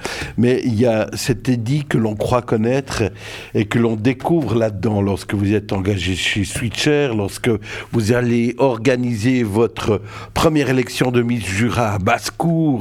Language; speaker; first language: French; native; French